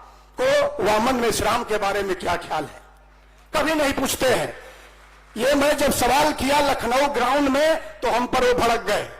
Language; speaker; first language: Hindi; native; Hindi